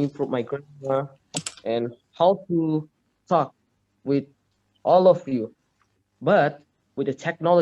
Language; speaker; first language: English; non-native, learner; Indonesian